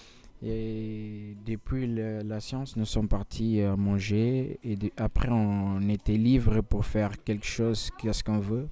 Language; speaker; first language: French; non-native, learner; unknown